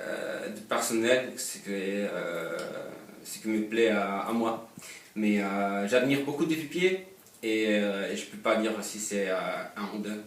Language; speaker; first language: French; non-native, fluent; Polish